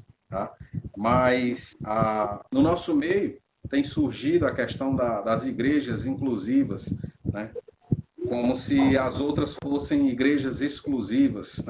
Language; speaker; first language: Portuguese; native; Portuguese